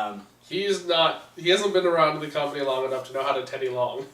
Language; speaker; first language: English; native; English